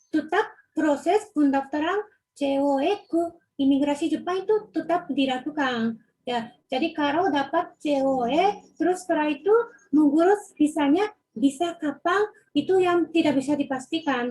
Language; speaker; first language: Indonesian; non-native, fluent; Japanese